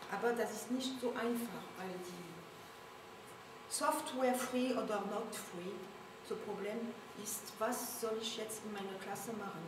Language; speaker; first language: German; non-native, learner; French